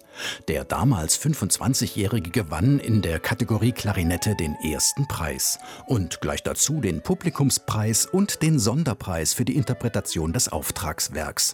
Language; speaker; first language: German; native; German